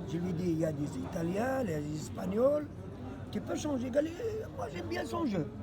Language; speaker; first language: French; non-native, local second language; Arabic